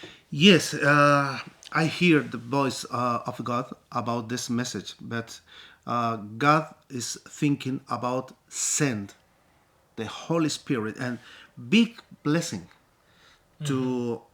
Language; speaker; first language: English; non-native, learner; Spanish